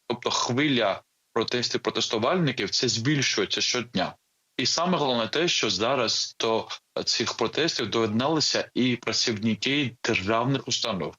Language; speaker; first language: Ukrainian; non-native, fluent; Georgian